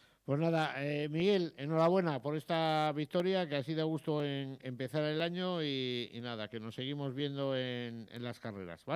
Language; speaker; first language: Spanish; native; Spanish